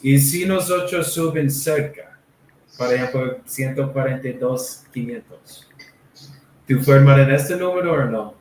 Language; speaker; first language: Spanish; non-native, learner; English